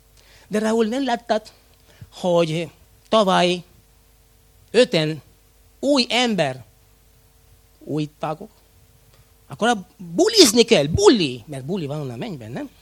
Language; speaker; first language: Hungarian; non-native, fluent; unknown